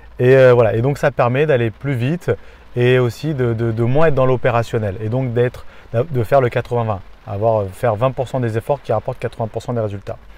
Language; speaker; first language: French; native; French